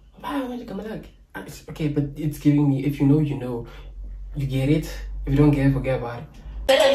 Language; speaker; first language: English; non-native, local second language; Zulu